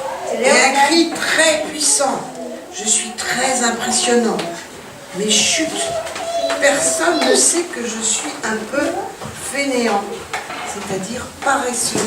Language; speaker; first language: French; native; French